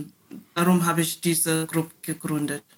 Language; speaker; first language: German; non-native, learner; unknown